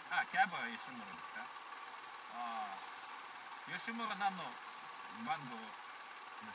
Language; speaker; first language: Japanese; non-native, learner; Russian